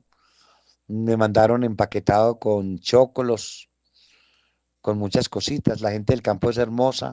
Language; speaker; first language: Spanish; native; Spanish